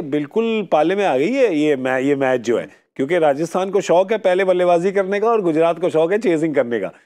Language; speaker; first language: Hindi; native; Hindi